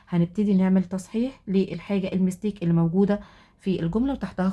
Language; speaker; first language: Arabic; native; Arabic